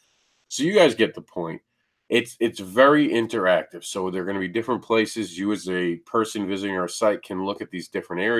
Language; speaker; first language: English; native; English